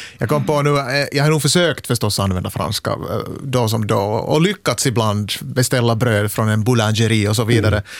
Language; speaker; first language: Swedish; native; Swedish